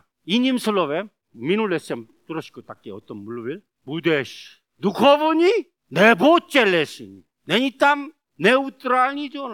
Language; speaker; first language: Czech; non-native, learner; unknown